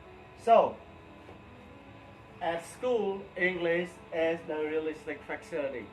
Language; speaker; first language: English; non-native, fluent; Khmer